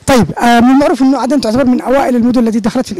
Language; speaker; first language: Arabic; native; Arabic